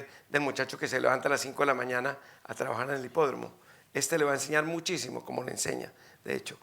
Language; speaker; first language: Spanish; native; Spanish